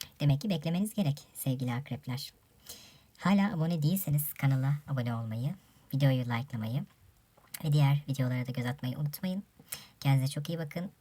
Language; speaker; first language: Turkish; native; Turkish